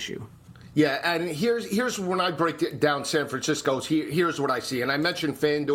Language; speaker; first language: English; native; English